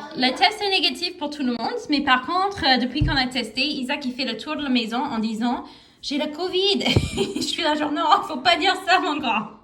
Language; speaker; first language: French; non-native, fluent; English